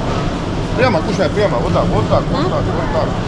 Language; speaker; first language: Russian; non-native, fluent; Georgian